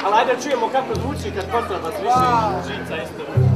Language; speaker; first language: Serbian; native; Serbian